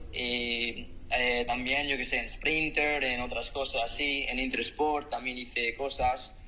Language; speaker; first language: Spanish; non-native, fluent; Korean